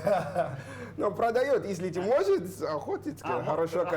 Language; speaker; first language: Russian; non-native, learner; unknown